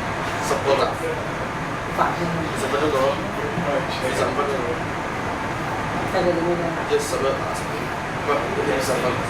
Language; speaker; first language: Chinese; native; Chinese